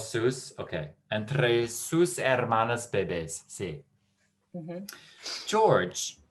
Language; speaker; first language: Spanish; non-native, learner; English